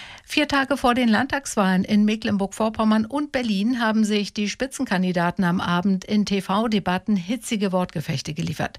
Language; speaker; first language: German; native; German